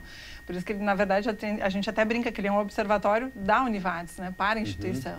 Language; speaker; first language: Portuguese; native; Portuguese